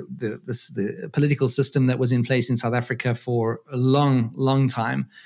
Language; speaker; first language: English; native; English